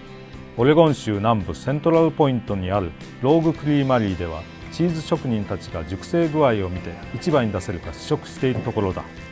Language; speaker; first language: Japanese; non-native, fluent; English